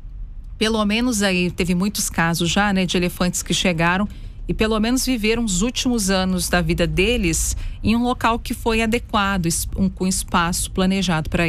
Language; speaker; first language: Portuguese; native; Portuguese